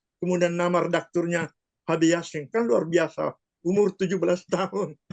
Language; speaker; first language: Indonesian; non-native, local second language; Buginese